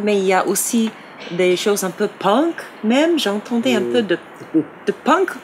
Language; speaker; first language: French; non-native, fluent; English